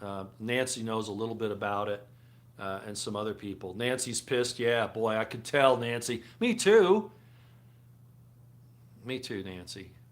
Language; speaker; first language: English; native; English